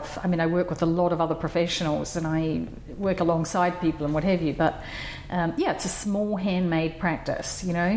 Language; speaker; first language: English; native; English